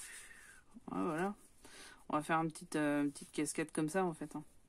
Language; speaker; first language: French; native; French